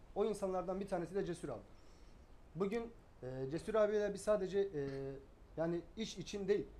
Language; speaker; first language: Turkish; native; Turkish